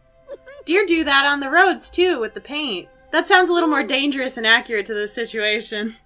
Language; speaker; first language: English; native; English